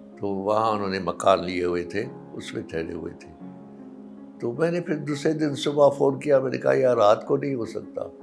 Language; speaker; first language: Urdu; non-native, local second language; Sindhi